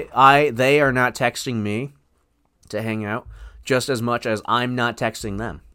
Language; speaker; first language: English; native; English